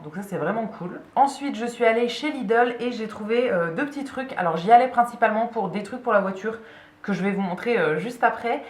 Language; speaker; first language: French; native; French